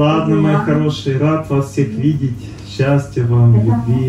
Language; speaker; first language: Russian; native; Russian